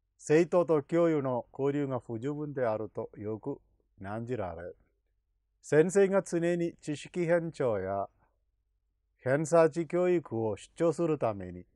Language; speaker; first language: Japanese; non-native, fluent; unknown